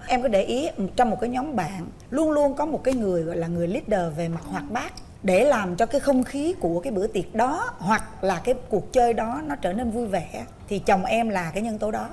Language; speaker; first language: Vietnamese; native; Vietnamese